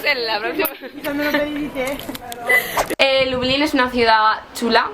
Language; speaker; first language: Spanish; native; Spanish